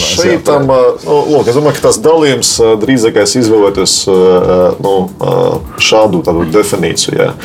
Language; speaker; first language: Latvian; non-native, local second language; Russian